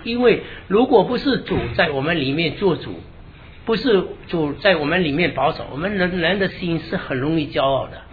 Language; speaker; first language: Chinese; native; Chinese